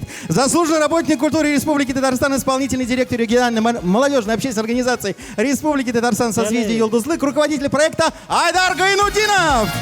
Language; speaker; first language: Russian; native; Russian